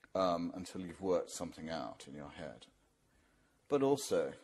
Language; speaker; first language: English; native; English